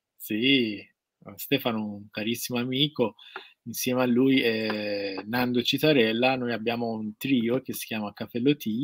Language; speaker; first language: Italian; non-native, fluent; Persian